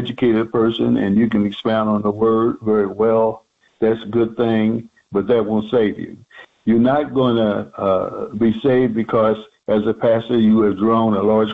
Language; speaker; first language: English; native; English